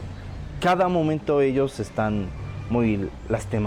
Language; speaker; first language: Spanish; non-native, fluent; Arabic